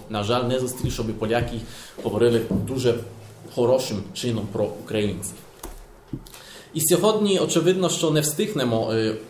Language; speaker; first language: Ukrainian; non-native, learner; Polish